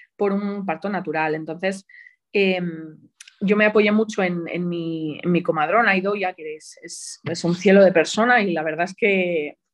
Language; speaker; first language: Spanish; native; Spanish